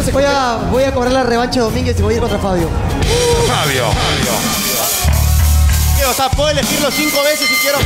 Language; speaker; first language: Spanish; native; Spanish